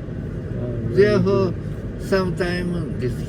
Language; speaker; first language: English; non-native, learner; Japanese